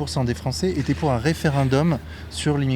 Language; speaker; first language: French; native; French